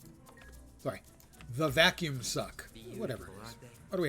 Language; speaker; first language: English; native; English